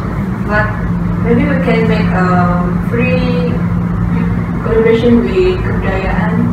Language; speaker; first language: English; non-native, local second language; Malay